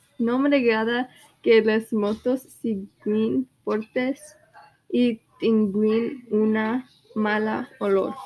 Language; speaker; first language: Catalan; non-native, learner; English